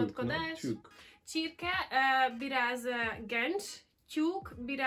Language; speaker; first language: Turkish; non-native, learner; Hungarian